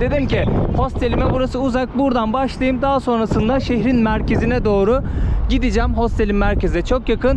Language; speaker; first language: Turkish; native; Turkish